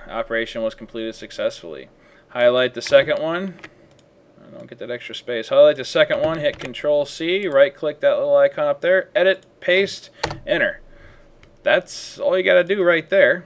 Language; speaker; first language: English; native; English